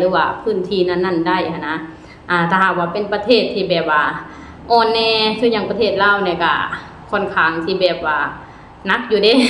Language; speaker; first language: Thai; non-native, local second language; Lao